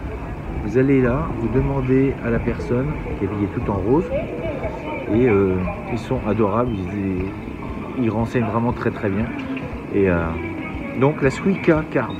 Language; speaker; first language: French; native; French